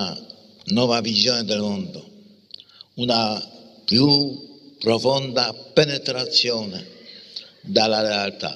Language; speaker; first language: Italian; non-native, fluent; Polish